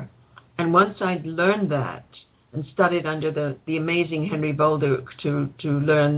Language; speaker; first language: English; native; English